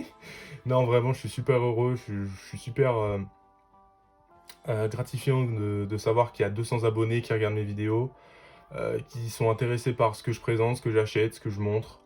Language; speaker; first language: French; native; French